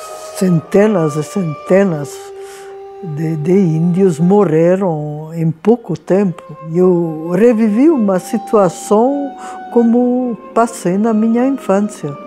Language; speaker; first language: Portuguese; non-native, fluent; Hungarian